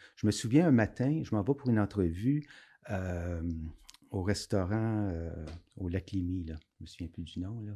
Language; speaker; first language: French; native; French